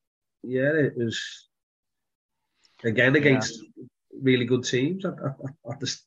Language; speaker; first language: English; native; English